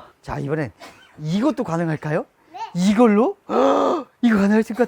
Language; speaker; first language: Korean; native; Korean